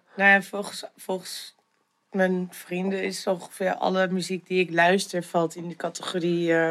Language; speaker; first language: Dutch; native; Dutch